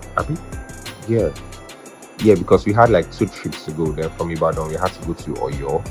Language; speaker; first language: English; non-native, local second language; Yoruba